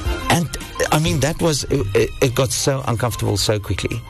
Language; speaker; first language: English; non-native, local second language; Afrikaans